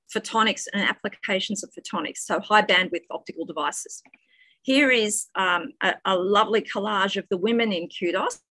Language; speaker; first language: English; native; English